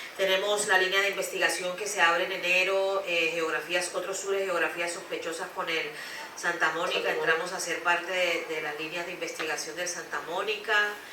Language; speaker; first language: Spanish; native; Spanish